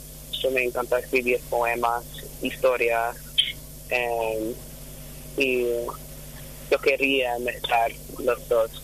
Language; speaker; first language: Spanish; non-native, fluent; English